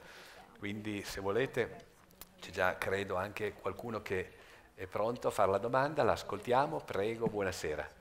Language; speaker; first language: Italian; native; Italian